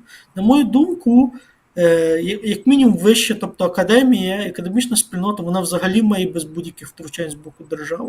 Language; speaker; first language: Ukrainian; native; Ukrainian